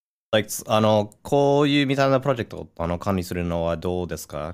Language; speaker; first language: Japanese; non-native, learner; English